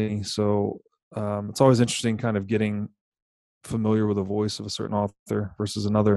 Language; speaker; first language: English; native; English